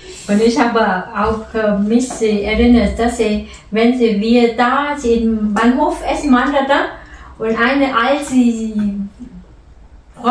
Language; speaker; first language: German; non-native, learner; Vietnamese